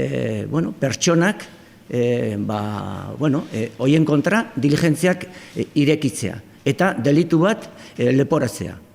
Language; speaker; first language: Basque; non-native, local second language; Spanish